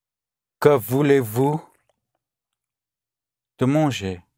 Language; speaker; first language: French; non-native, learner; English